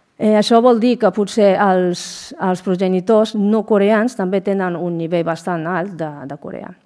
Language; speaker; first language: Catalan; non-native, fluent; Japanese